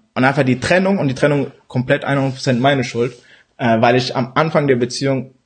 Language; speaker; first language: German; early bilingual, other home language; Urdu